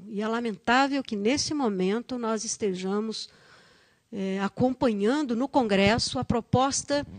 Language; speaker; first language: Portuguese; native; Portuguese